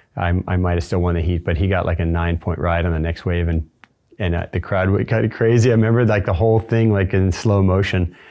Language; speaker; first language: English; native; English